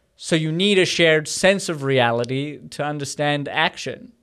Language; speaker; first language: English; native; English